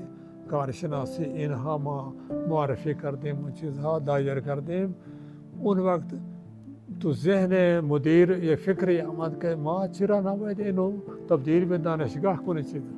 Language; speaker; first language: Persian; non-native, fluent; Urdu